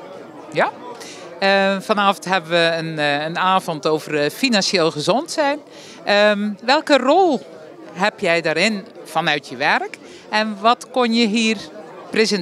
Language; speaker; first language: Dutch; native; Dutch